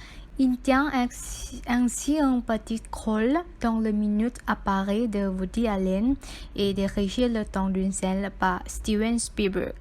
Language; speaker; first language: French; non-native, learner; Thai